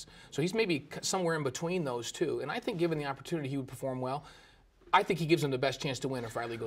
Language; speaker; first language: English; native; English